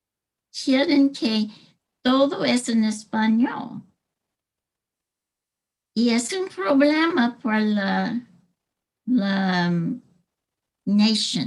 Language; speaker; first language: Spanish; early bilingual, heritage; English